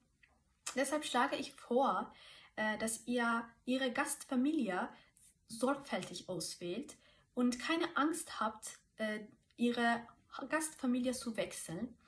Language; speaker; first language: German; non-native, fluent; Turkish